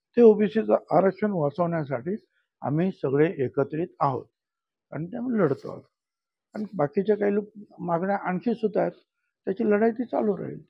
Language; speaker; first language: Marathi; native; Marathi